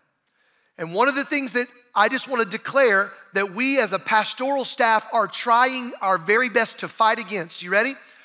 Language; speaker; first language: English; native; English